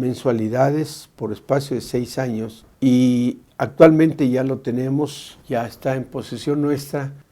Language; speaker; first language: Spanish; native; Spanish